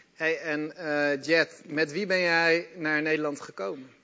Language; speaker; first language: Dutch; native; Dutch